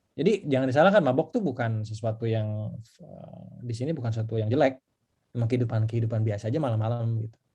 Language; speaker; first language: Indonesian; non-native, local second language; Sundanese